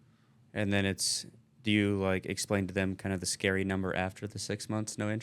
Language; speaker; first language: English; native; English